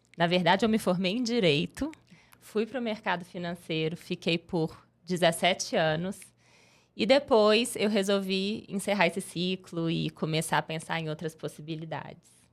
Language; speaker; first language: Portuguese; native; Portuguese